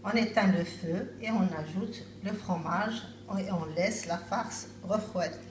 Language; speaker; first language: French; non-native, local second language; Arabic